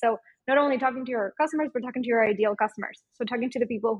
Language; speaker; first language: English; non-native, fluent; Spanish